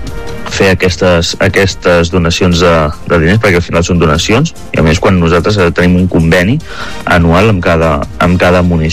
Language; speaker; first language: Catalan; native; Catalan